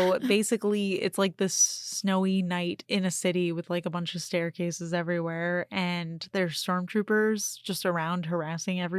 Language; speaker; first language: English; native; English